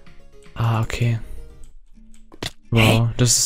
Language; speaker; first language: German; native; German